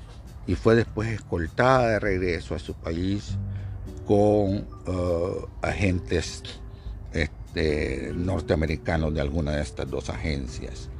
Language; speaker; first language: Spanish; native; Spanish